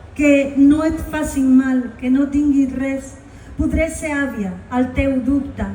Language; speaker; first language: Catalan; non-native, local second language; Spanish